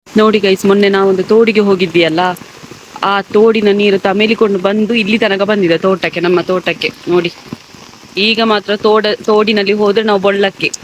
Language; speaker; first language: Kannada; non-native, local second language; Tulu